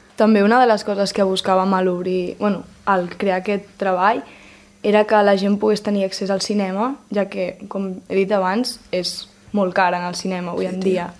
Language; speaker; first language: Catalan; native; Catalan